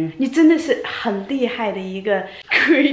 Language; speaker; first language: Chinese; native; Chinese